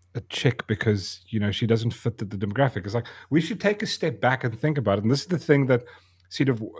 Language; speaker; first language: English; native; English